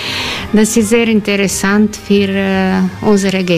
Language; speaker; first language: German; non-native, learner; Croatian